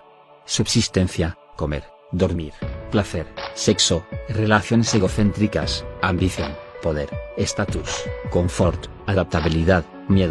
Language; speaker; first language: Spanish; native; Spanish